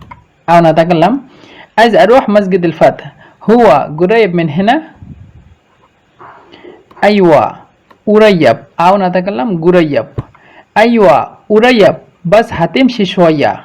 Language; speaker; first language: Arabic; non-native, fluent; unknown